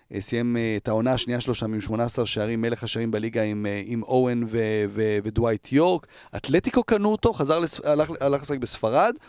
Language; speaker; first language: Hebrew; native; Hebrew